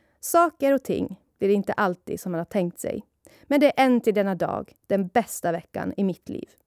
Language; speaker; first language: Swedish; early bilingual, other home language; Persian